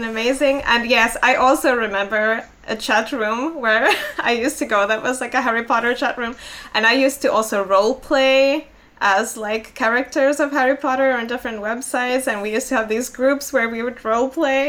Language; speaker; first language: English; non-native, fluent; Finnish